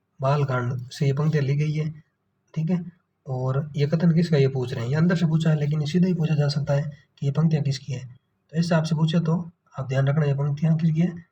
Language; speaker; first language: Hindi; native; Hindi